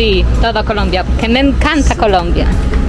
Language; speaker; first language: Spanish; non-native, learner; Polish